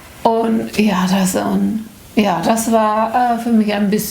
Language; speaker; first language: German; non-native, learner; Korean